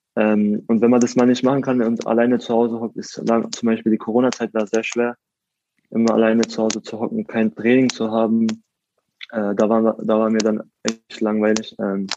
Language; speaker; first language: German; native; German